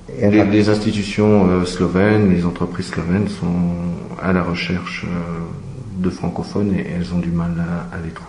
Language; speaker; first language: French; native; French